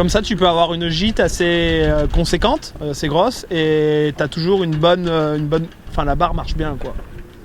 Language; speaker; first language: French; native; French